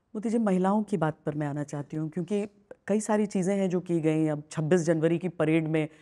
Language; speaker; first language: Hindi; native; Hindi